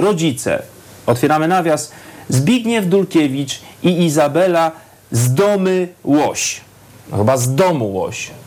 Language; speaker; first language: Polish; native; Polish